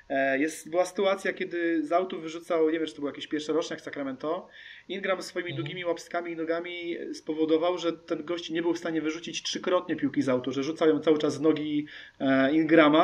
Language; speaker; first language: Polish; native; Polish